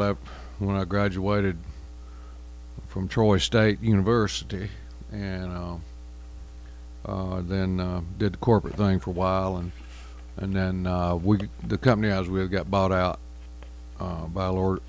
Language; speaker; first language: English; native; English